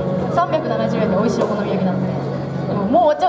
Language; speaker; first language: Japanese; native; Japanese